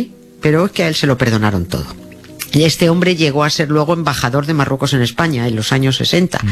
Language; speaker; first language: Spanish; native; Spanish